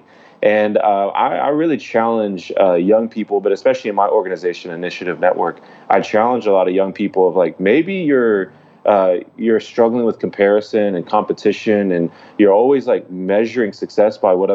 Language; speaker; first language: English; native; English